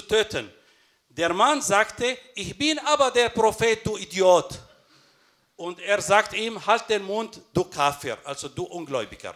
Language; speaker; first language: German; non-native, fluent; Arabic